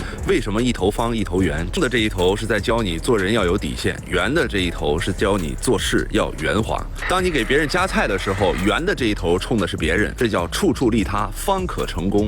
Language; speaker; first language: Chinese; native; Chinese